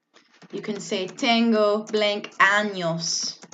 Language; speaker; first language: Spanish; non-native, learner; English